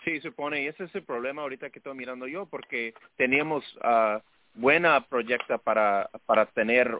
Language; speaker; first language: Spanish; early bilingual, heritage; Spanish